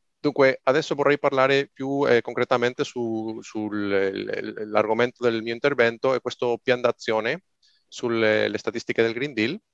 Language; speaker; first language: Italian; non-native, fluent; Spanish